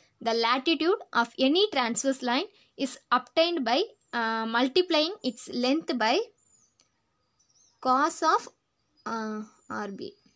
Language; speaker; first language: English; non-native, local second language; Tamil